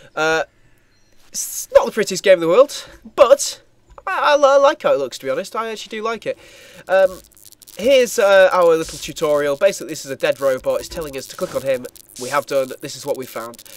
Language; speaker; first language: English; native; English